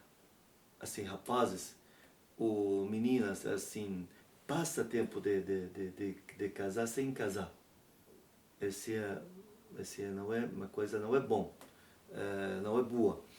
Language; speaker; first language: Portuguese; non-native, learner; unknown